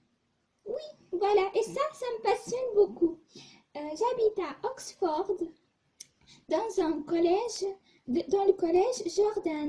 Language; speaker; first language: French; non-native, fluent; Portuguese